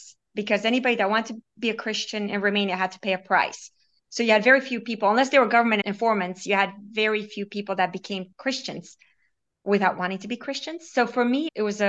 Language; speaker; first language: English; early bilingual, other home language; Romanian